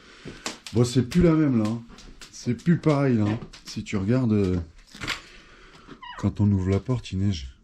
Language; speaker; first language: French; native; French